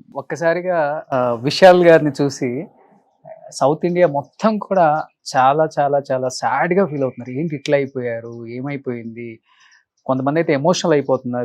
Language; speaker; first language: Telugu; native; Telugu